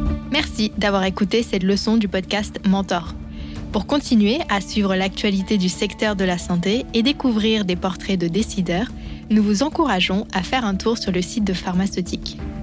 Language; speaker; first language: French; native; French